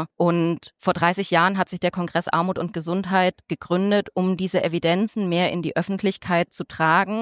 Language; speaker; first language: German; native; German